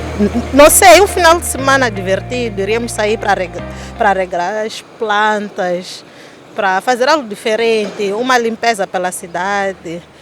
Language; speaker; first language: Portuguese; non-native, local second language; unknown